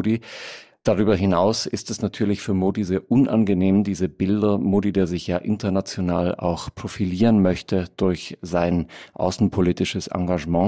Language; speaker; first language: German; native; German